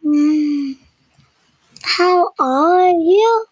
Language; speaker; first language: English; non-native, learner; Korean